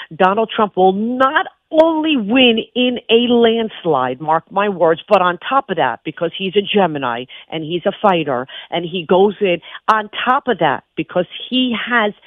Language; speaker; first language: English; native; English